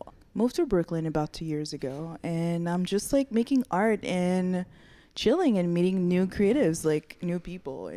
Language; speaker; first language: English; non-native, fluent; Haitian Creole